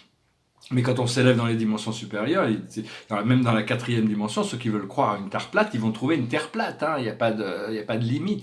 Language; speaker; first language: French; native; French